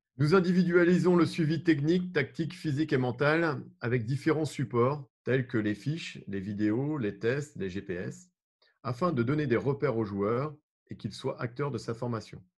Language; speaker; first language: French; native; French